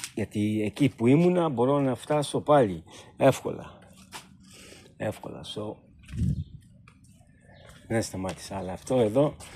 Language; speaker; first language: Greek; early bilingual, heritage; Greek